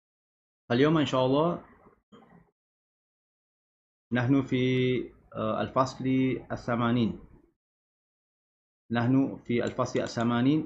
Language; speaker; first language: Arabic; non-native, fluent; Malay